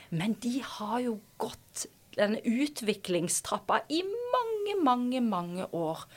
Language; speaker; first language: Norwegian; native; Norwegian